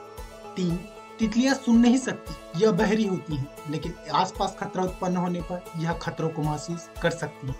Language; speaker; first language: Hindi; native; Hindi